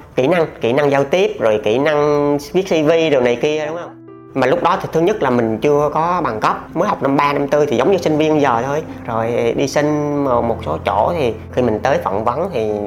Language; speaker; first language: Vietnamese; native; Vietnamese